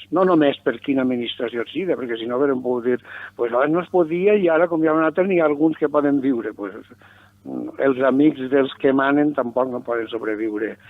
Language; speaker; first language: Catalan; native; Catalan